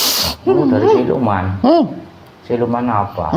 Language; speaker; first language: Indonesian; native; Indonesian